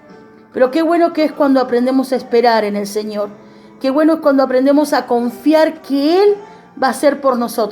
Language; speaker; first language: Spanish; native; Spanish